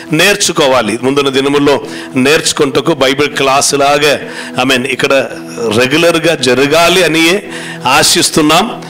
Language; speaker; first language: Telugu; non-native, fluent; Malayalam